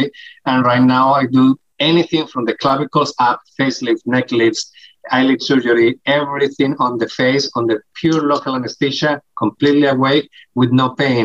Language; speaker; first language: English; non-native, fluent; Spanish